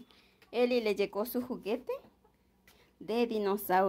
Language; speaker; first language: Spanish; native; Spanish